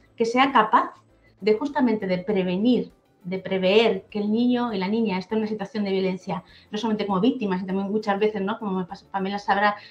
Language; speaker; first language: Spanish; native; Spanish